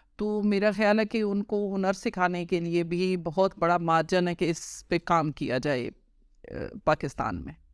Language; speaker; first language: Urdu; non-native, local second language; Punjabi